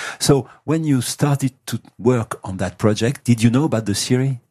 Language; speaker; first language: English; non-native, fluent; French